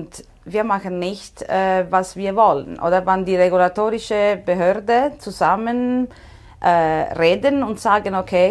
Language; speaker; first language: German; non-native, fluent; Italian